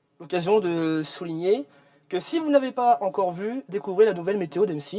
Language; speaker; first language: French; native; French